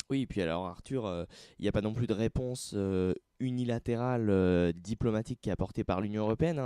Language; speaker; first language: French; native; French